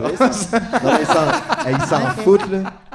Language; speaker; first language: French; native; French